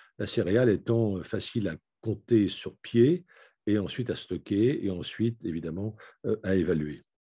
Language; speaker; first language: French; native; French